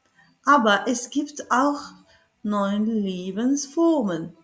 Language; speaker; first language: German; non-native, learner; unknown